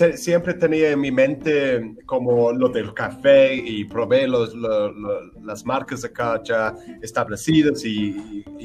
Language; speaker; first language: Spanish; non-native, fluent; English